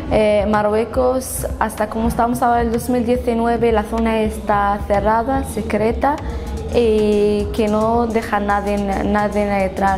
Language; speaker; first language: Spanish; non-native, fluent; Arabic